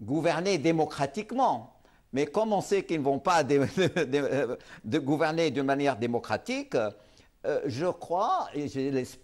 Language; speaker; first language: French; non-native, local second language; Arabic